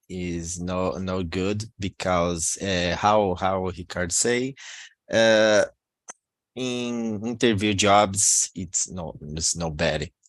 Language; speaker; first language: English; non-native, learner; Portuguese